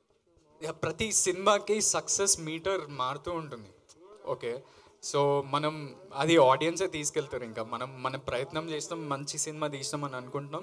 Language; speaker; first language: Telugu; native; Telugu